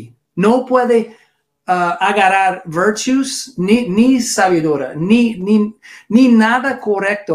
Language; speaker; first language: Spanish; non-native, learner; English